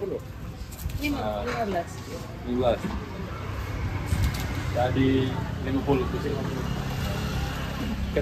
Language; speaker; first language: Indonesian; non-native, learner; English